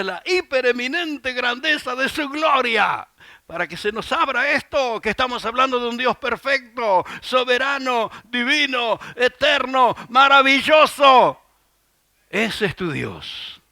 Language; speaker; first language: Spanish; native; Spanish